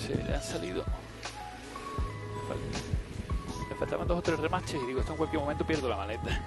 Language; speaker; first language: Spanish; native; Spanish